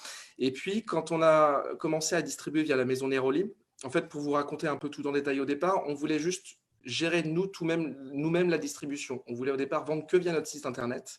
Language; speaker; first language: French; native; French